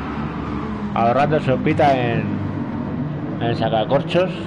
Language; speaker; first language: Spanish; native; Spanish